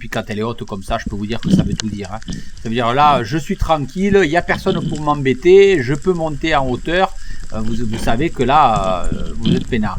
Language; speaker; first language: French; native; French